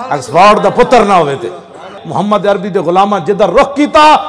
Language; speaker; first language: Urdu; non-native, local second language; Punjabi